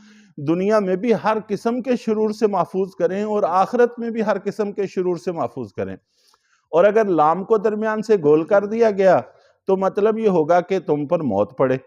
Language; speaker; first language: Urdu; native; Urdu